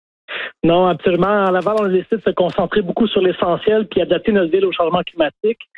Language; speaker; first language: French; native; French